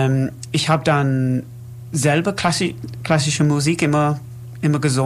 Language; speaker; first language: German; non-native, learner; English